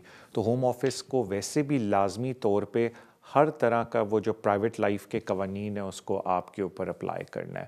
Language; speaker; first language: Urdu; native; Urdu